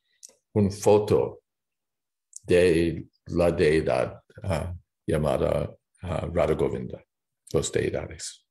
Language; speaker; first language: Spanish; non-native, fluent; English